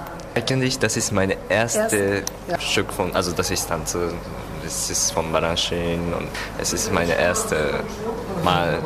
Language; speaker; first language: German; non-native, learner; Japanese